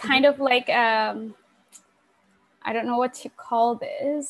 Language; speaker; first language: English; non-native, local second language; Pampanga